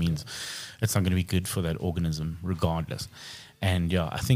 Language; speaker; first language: English; native; English